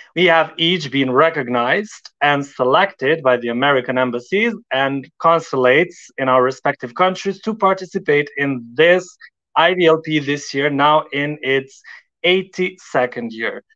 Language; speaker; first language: English; non-native, fluent; Albanian